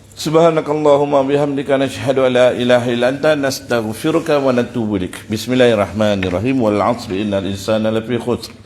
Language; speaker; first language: Malay; native; Malay